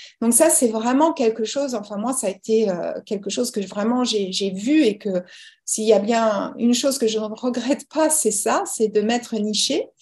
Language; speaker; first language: French; early bilingual, other home language; English